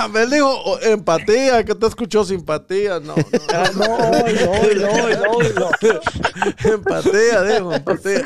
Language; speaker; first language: Spanish; native; Spanish